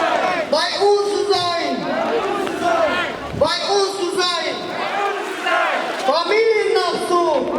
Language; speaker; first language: German; non-native, learner; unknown